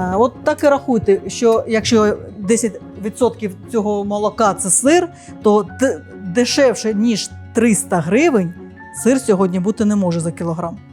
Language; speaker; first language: Ukrainian; native; Ukrainian